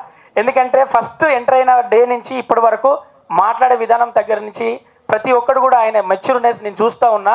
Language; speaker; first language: Telugu; native; Telugu